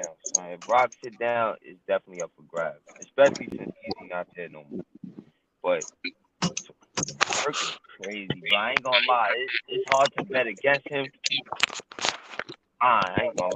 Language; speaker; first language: English; native; English